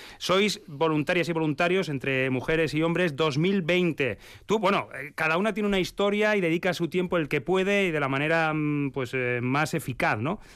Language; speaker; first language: Spanish; native; Spanish